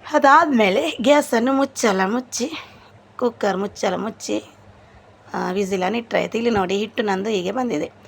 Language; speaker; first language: Kannada; non-native, local second language; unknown